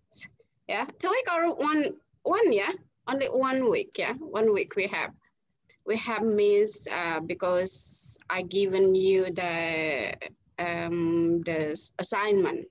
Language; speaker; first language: English; non-native, fluent; Indonesian